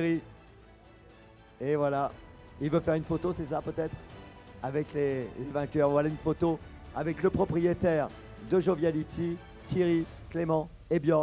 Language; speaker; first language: French; native; French